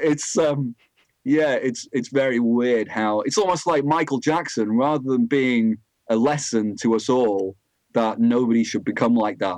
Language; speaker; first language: English; native; English